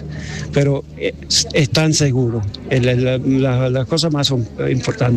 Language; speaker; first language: Spanish; non-native, learner; English